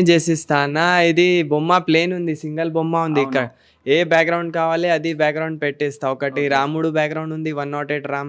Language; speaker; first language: Telugu; non-native, local second language; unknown